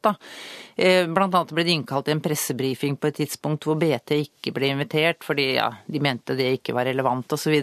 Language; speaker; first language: Norwegian; native; Norwegian